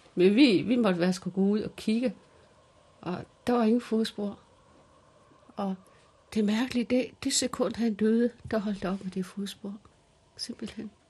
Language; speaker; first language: Danish; early bilingual, other home language; Kalaallisut